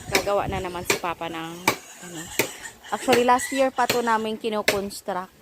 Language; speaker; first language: Filipino; non-native, local second language; Cebuano